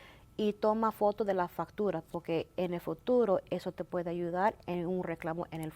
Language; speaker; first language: Spanish; early bilingual, heritage; Spanish